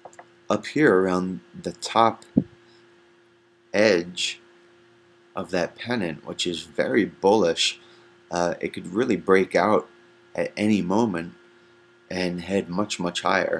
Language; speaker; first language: English; native; English